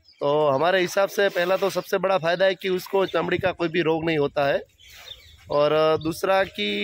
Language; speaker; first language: Hindi; non-native, local second language; Gujarati